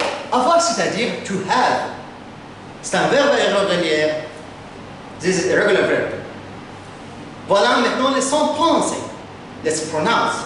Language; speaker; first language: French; non-native, fluent; Arabic